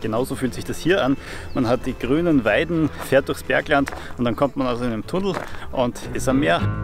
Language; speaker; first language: German; native; German